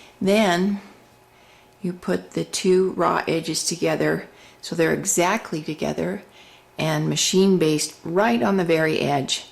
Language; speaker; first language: English; native; English